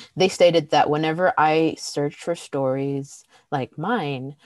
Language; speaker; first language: English; native; English